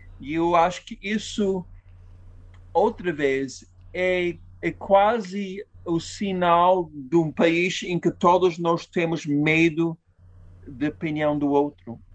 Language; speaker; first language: Portuguese; non-native, fluent; English